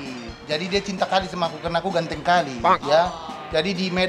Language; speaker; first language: Indonesian; native; Indonesian